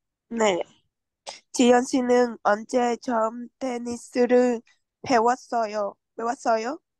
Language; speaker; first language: Korean; non-native, learner; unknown